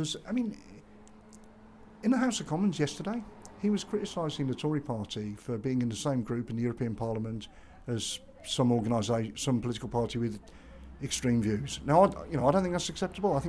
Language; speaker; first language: English; native; English